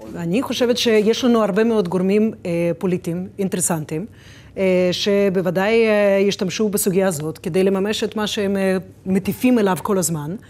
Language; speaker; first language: Hebrew; non-native, fluent; Russian